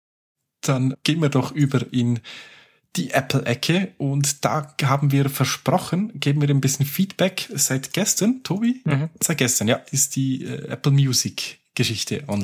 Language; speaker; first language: German; native; German